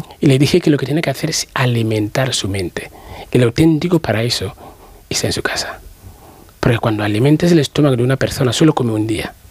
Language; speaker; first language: Spanish; non-native, fluent; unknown